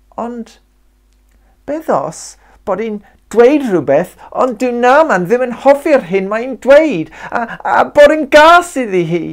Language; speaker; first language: Welsh; non-native, local second language; English